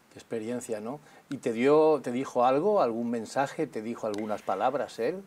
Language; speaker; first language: Spanish; native; Spanish